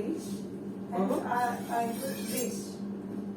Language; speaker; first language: English; non-native, learner; Greek